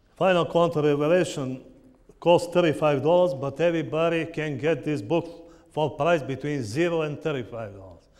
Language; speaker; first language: English; non-native, learner; Bulgarian